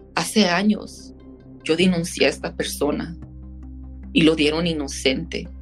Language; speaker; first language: Spanish; early bilingual, heritage; Spanish